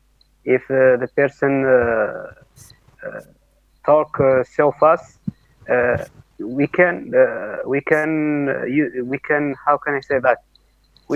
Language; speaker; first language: English; non-native, learner; Arabic